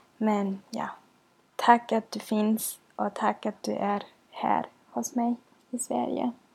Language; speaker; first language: Swedish; non-native, learner; German